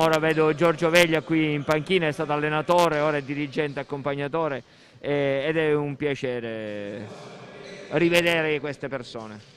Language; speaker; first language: Italian; native; Italian